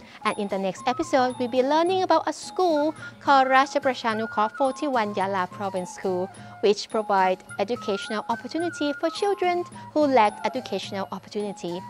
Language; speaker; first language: English; non-native, fluent; Thai